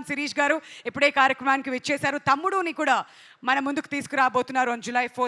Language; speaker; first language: Telugu; native; Telugu